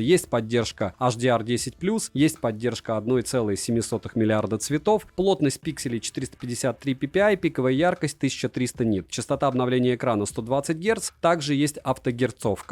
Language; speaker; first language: Russian; native; Russian